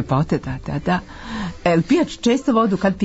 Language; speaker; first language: Serbian; native; Serbian